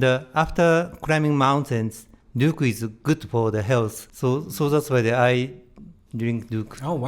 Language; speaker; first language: English; non-native, learner; Japanese